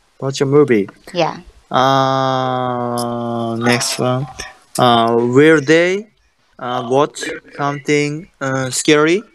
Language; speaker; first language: English; non-native, learner; Japanese